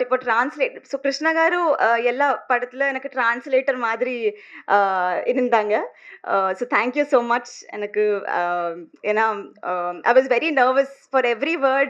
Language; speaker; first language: Tamil; non-native, learner; Telugu